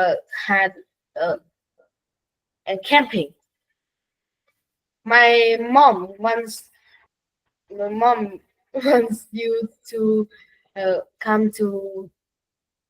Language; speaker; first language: English; non-native, learner; Vietnamese